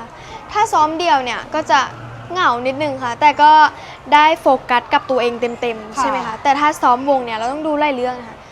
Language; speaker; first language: Thai; native; Thai